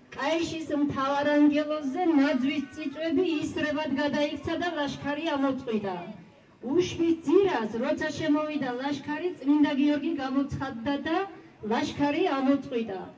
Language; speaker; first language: Georgian; non-native, local second language; Svan